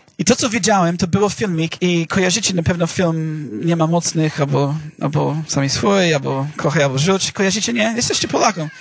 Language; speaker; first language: Polish; non-native, fluent; English